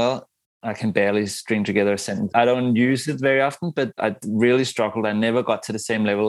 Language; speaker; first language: English; non-native, fluent; Danish